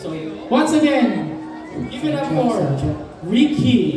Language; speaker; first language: English; non-native, local second language; Filipino